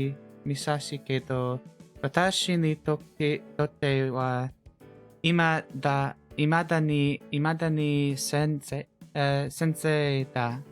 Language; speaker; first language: Japanese; non-native, learner; English